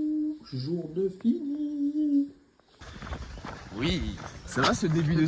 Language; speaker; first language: French; native; French